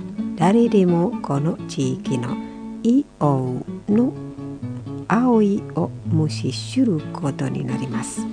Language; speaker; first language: Japanese; non-native, fluent; Indonesian